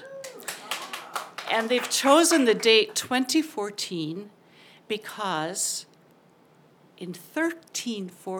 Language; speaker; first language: English; native; English